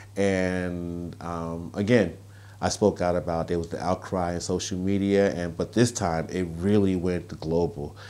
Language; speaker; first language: English; native; English